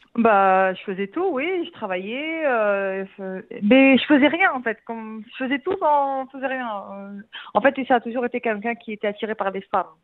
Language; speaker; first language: French; early bilingual, other home language; Arabic